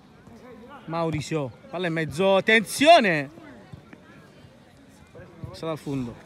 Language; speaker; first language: Italian; native; Italian